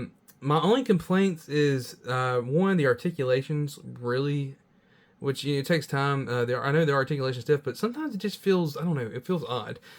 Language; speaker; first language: English; native; English